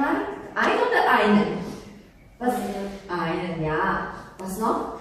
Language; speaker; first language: German; non-native, fluent; Croatian